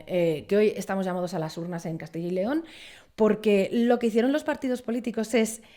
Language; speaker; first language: Spanish; native; Spanish